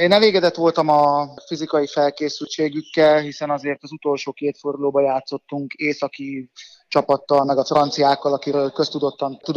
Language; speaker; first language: Hungarian; native; Hungarian